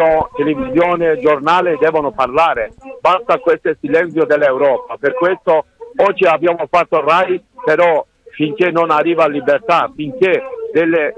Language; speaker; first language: Italian; non-native, learner; Kurdish